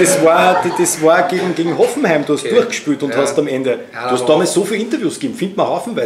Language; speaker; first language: German; native; German